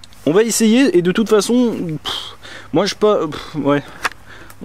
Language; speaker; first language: French; native; French